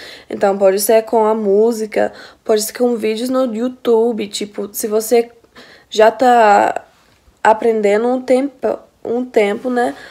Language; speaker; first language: Portuguese; non-native, fluent; English